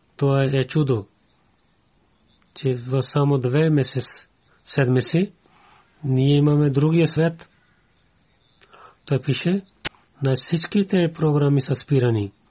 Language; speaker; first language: Bulgarian; non-native, learner; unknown